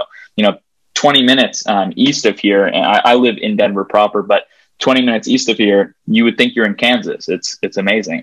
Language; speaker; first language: English; native; English